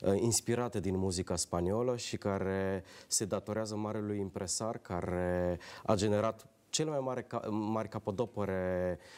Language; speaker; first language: Romanian; native; Romanian